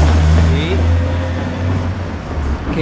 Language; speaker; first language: Spanish; non-native, learner; English